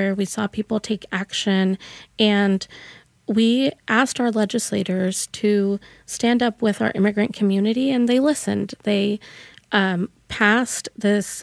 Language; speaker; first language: English; early bilingual, other home language; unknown